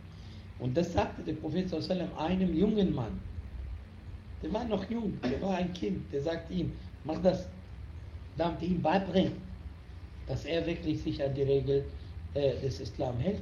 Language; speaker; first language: German; non-native, fluent; Arabic